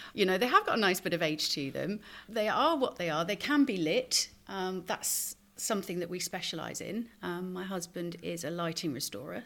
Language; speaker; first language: English; native; English